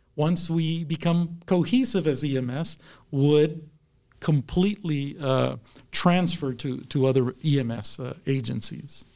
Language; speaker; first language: English; native; English